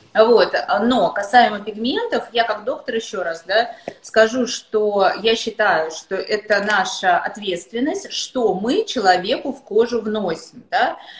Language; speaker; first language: Russian; native; Russian